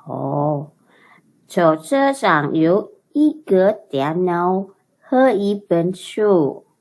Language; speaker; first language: Chinese; non-native, learner; Indonesian